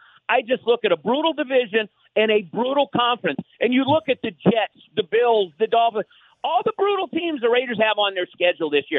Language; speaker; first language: English; native; English